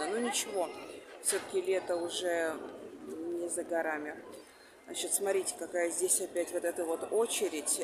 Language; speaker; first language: Russian; native; Russian